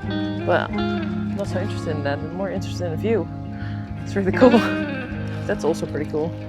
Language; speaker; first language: English; non-native, fluent; Dutch